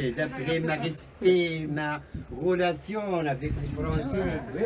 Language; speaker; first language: French; non-native, local second language; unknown